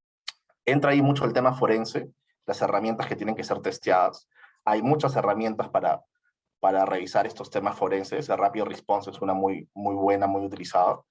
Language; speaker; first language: Spanish; native; Spanish